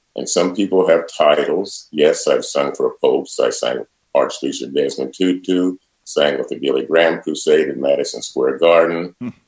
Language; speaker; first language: English; native; English